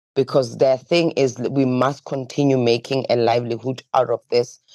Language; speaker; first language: English; non-native, local second language; Zulu